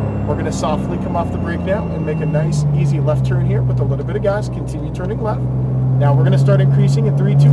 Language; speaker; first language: English; native; English